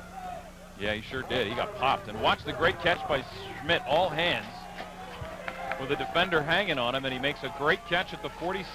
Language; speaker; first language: English; native; English